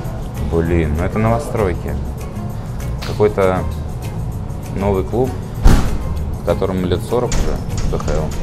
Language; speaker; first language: Russian; native; Russian